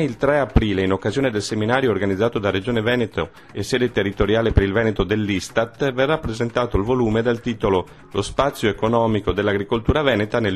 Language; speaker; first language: Italian; native; Italian